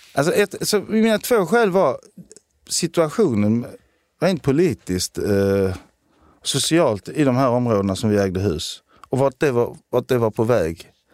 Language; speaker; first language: Swedish; early bilingual, other home language; Armenian